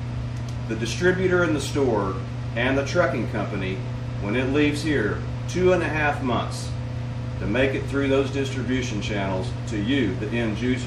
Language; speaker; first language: English; native; English